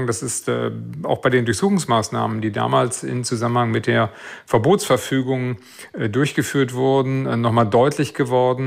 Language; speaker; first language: German; native; German